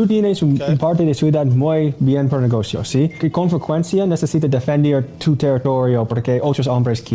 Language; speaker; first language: Spanish; non-native, learner; English